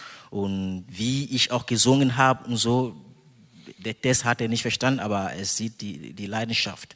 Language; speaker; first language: German; non-native, fluent; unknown